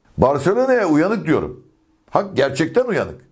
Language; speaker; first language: Turkish; native; Turkish